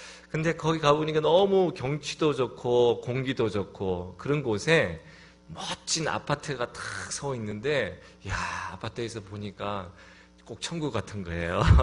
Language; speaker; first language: Korean; native; Korean